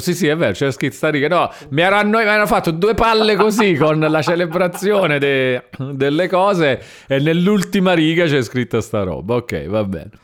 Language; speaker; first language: Italian; native; Italian